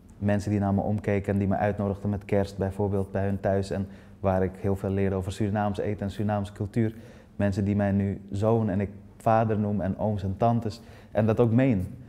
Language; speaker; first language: Dutch; early bilingual, other home language; Persian